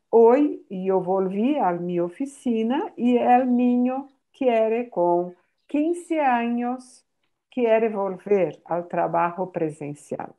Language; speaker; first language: Spanish; non-native, fluent; Portuguese